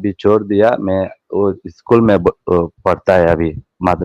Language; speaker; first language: Hindi; non-native, learner; Bangla